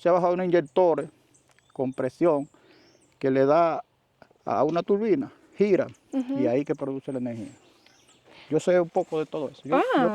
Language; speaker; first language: Spanish; native; Spanish